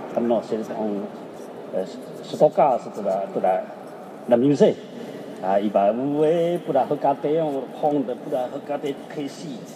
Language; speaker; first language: French; non-native, learner; Chinese